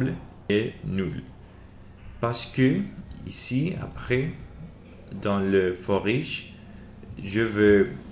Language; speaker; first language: French; non-native, learner; Spanish